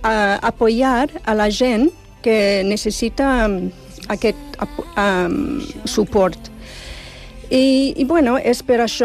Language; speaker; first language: Catalan; non-native, fluent; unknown